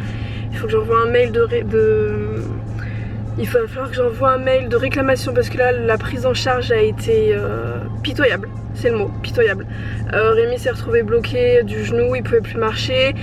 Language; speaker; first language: French; native; French